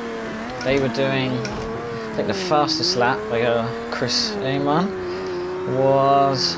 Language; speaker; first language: English; native; English